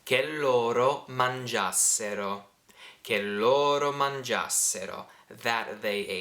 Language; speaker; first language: Italian; non-native, fluent; English